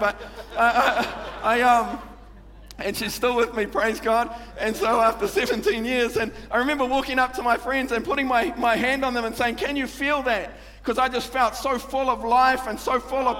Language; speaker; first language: English; native; English